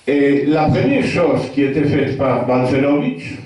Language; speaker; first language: French; non-native, fluent; Polish